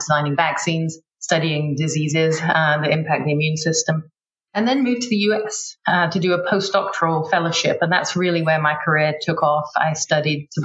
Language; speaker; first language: English; native; English